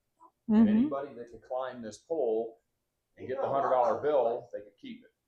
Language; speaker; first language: English; native; English